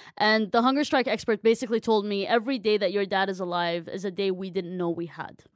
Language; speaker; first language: English; non-native, fluent; Arabic